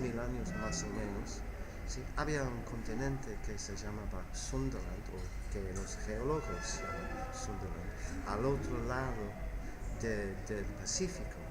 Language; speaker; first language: Spanish; non-native, fluent; English